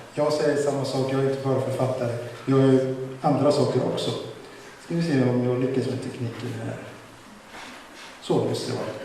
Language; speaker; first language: Swedish; non-native, fluent; Somali